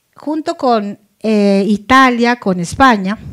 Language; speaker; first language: Spanish; native; Spanish